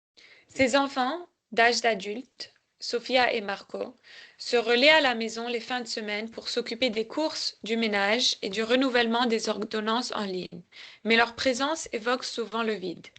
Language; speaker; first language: French; native; French